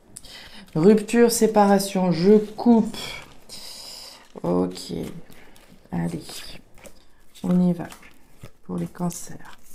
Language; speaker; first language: French; native; French